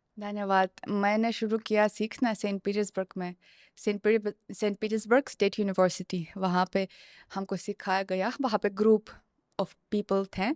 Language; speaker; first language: Hindi; non-native, fluent; Russian